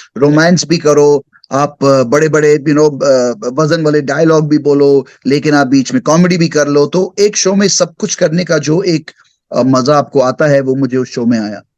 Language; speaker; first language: Hindi; early bilingual, heritage; Hindi